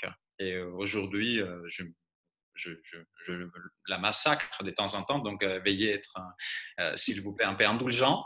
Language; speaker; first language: French; non-native, fluent; Greek